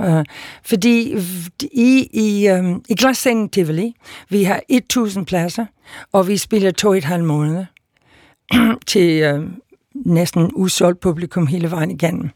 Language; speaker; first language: Danish; non-native, fluent; English